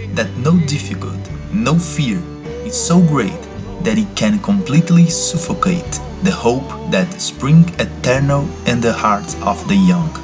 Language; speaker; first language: English; non-native, learner; Portuguese